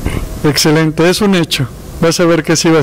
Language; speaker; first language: Spanish; native; Spanish